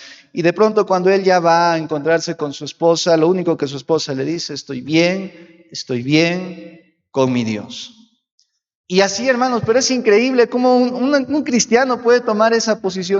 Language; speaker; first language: Spanish; native; Spanish